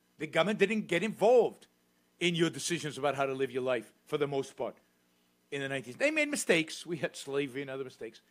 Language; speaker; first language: English; native; English